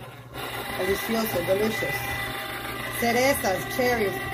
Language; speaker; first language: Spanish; early bilingual, heritage; Spanish